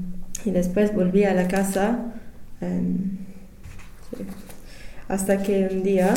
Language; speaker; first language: Spanish; non-native, learner; English